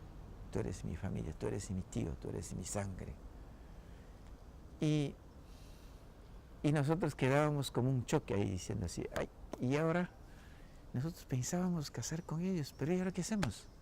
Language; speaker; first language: Spanish; non-native, local second language; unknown